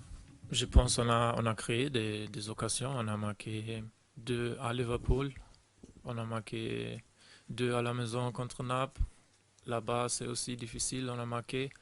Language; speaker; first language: French; non-native, fluent; German